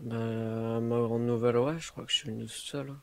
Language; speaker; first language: French; native; French